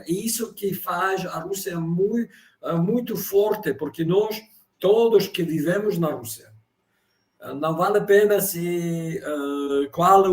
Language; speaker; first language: Portuguese; non-native, fluent; Russian